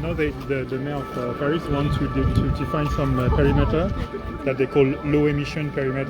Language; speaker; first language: English; non-native, learner; French